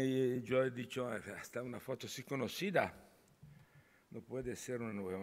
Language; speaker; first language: Spanish; non-native, learner; Italian